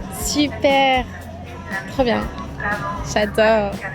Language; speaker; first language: French; native; French